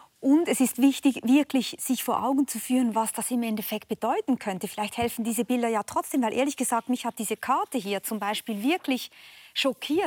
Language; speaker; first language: German; native; German